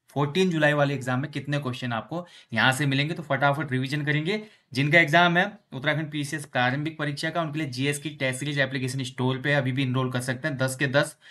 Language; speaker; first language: Hindi; native; Hindi